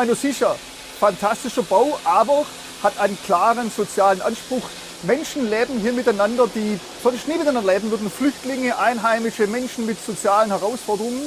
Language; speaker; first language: German; native; German